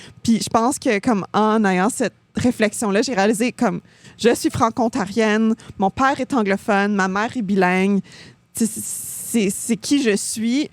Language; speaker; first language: French; native; French